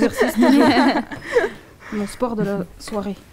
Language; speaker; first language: French; native; French